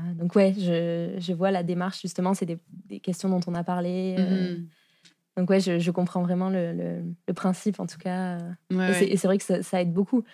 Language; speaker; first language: French; native; French